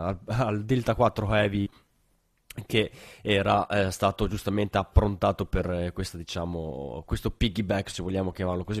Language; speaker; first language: Italian; native; Italian